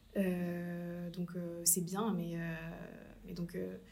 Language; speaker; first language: French; native; French